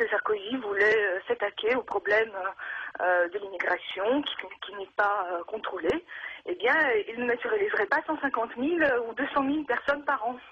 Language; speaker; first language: French; non-native, fluent; Russian